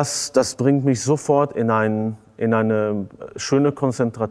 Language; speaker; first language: German; non-native, fluent; Hebrew